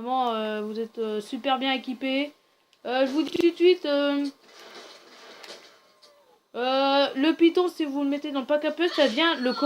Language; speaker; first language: French; native; French